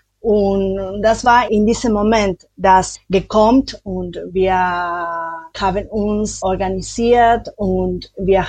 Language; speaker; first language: German; non-native, learner; Spanish